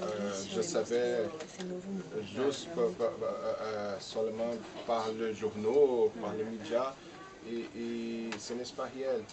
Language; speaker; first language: French; non-native, learner; Portuguese